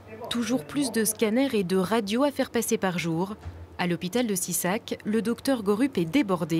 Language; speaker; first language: French; native; French